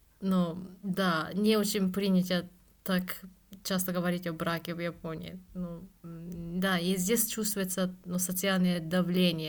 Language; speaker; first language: Russian; non-native, fluent; Japanese